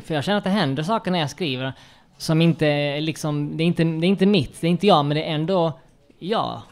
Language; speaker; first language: Swedish; native; Swedish